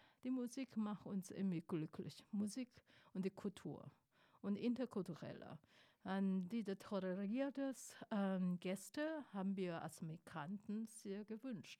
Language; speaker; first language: German; non-native, fluent; Chinese